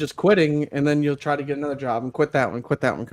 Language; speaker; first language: English; native; English